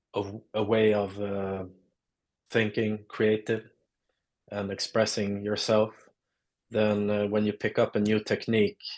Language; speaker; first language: English; non-native, fluent; Swedish